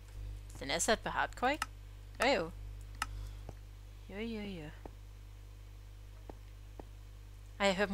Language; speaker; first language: Danish; native; Danish